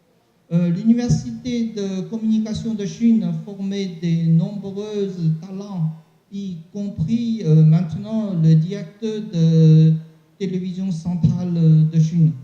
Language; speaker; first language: French; non-native, learner; Chinese